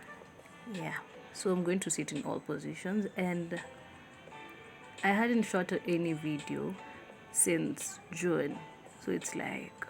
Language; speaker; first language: English; non-native, local second language; Swahili